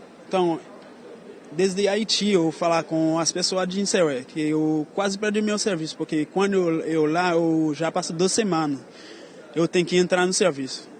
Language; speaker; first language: Portuguese; non-native, learner; Haitian Creole